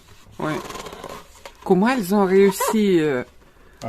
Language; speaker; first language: French; non-native, fluent; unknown